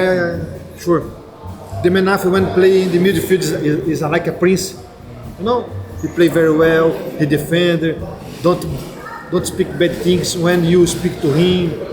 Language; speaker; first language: English; non-native, learner; Portuguese